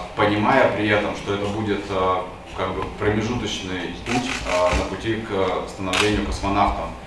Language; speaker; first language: Russian; native; Russian